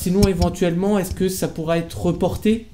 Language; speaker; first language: French; native; French